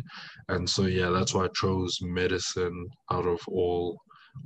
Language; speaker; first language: English; non-native, local second language; French